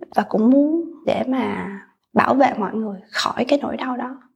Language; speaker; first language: Vietnamese; native; Vietnamese